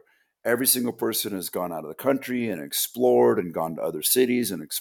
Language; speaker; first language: English; native; English